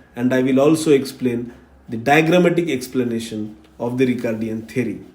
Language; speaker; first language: English; non-native, local second language; Marathi